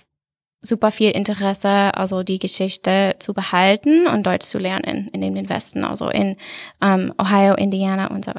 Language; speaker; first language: German; non-native, fluent; English